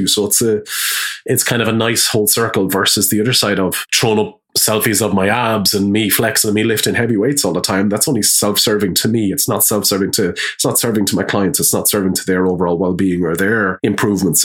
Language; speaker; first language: English; native; English